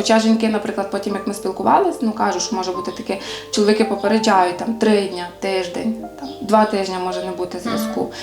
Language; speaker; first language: Ukrainian; native; Ukrainian